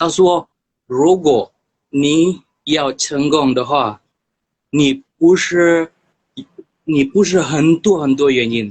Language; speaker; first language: Chinese; non-native, learner; Indonesian